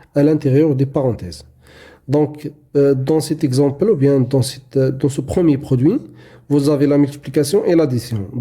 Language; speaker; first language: French; non-native, local second language; Arabic